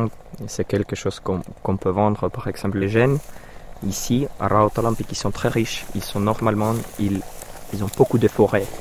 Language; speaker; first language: French; non-native, fluent; Finnish